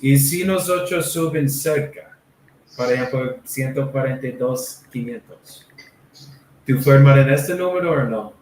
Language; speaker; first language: Spanish; non-native, learner; English